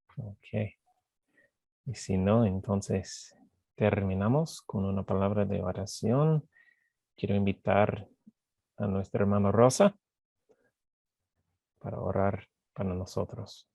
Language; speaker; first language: Spanish; non-native, fluent; English